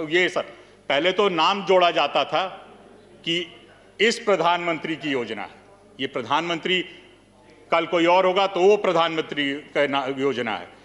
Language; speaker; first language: Hindi; native; Hindi